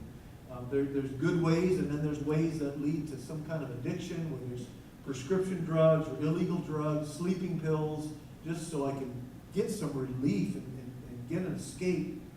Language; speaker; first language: English; native; English